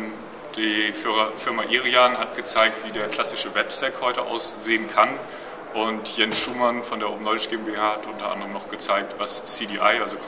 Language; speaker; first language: German; native; German